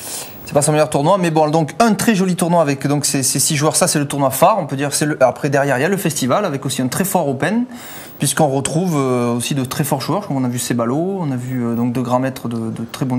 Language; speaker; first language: French; native; French